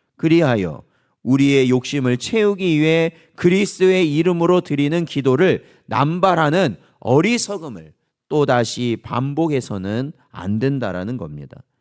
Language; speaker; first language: Korean; native; Korean